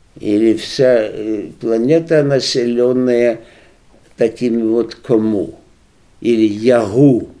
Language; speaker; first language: Russian; non-native, local second language; Lithuanian